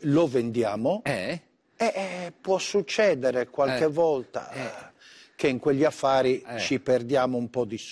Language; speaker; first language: Italian; native; Italian